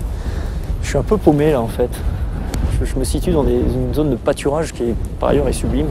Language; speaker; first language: French; native; French